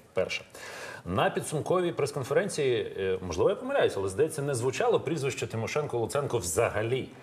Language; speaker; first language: Ukrainian; native; Ukrainian